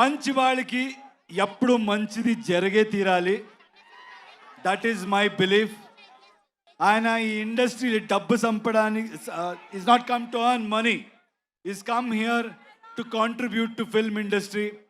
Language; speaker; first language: Telugu; non-native, learner; Kannada